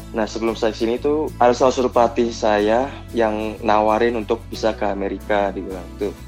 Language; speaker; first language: Indonesian; native; Indonesian